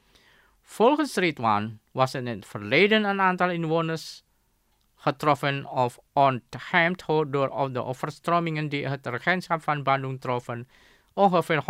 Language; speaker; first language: Dutch; non-native, fluent; Indonesian